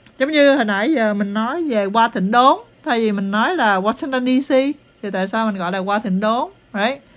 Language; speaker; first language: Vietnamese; early bilingual, heritage; Vietnamese